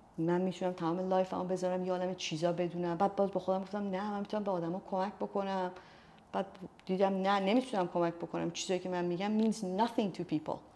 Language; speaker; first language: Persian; native; Persian